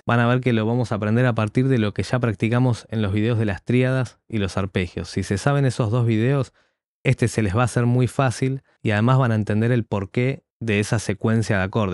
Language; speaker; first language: Spanish; native; Spanish